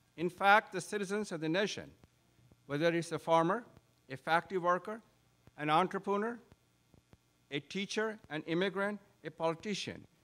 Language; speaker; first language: English; non-native, local second language; Urdu